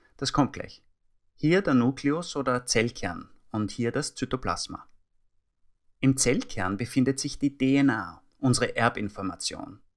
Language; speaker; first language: German; native; German